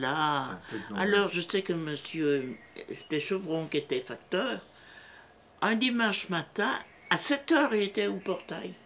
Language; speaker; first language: French; native; French